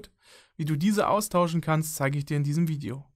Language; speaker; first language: German; native; German